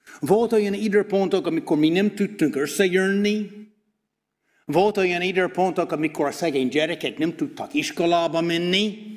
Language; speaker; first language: Hungarian; non-native, fluent; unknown